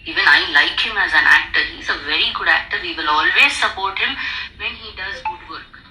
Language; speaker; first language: English; non-native, local second language; Kannada